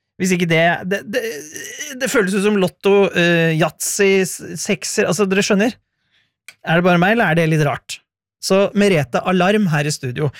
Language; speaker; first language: Norwegian; native; Norwegian